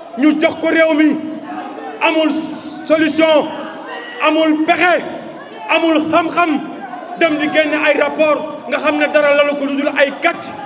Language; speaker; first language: Wolof; non-native, local second language; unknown